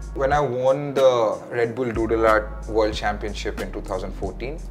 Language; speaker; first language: English; non-native, local second language; Assamese